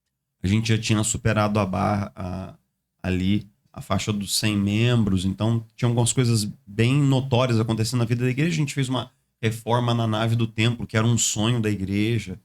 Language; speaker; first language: Portuguese; native; Portuguese